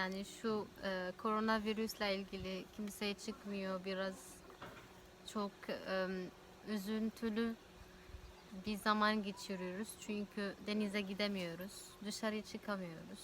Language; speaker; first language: Turkish; non-native, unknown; Arabic